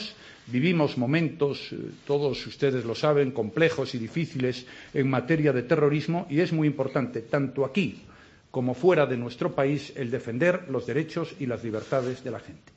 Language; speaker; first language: Spanish; native; Spanish